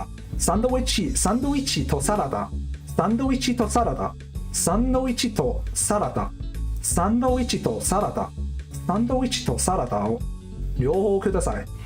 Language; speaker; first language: Japanese; non-native, learner; English